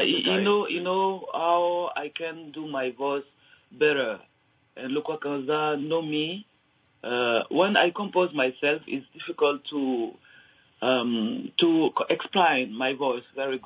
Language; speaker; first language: English; non-native, learner; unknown